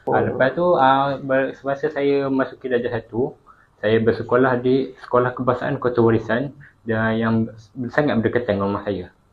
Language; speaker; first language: Malay; native; Malay